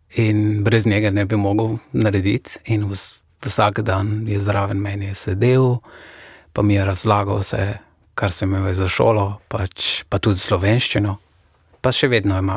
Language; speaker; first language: Slovenian; non-native, fluent; Persian